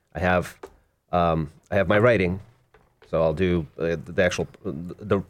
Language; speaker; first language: English; early bilingual, other home language; Russian